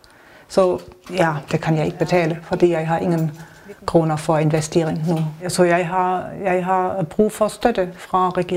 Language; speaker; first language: Danish; non-native, learner; German